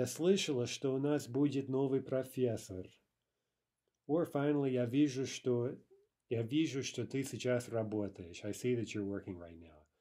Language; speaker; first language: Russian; non-native, fluent; English